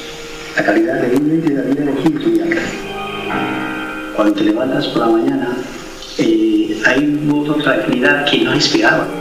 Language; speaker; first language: Spanish; non-native, learner; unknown